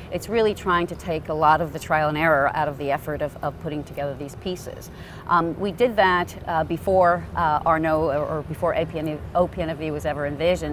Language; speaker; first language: English; native; English